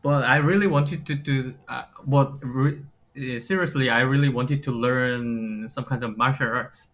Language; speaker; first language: English; non-native, fluent; Korean